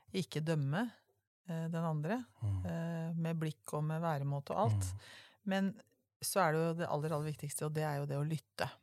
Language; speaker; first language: Norwegian; native; Norwegian